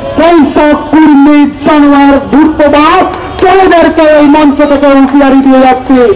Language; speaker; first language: Bangla; non-native, local second language; Santali